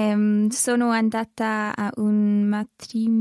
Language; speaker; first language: Italian; non-native, learner; English